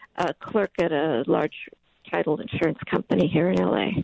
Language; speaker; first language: English; native; English